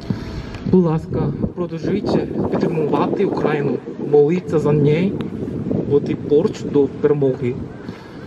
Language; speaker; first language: Ukrainian; non-native, learner; Korean